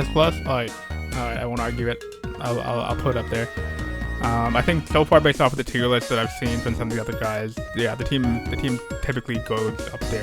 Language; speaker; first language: English; native; English